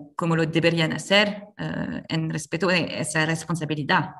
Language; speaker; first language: Spanish; non-native, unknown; French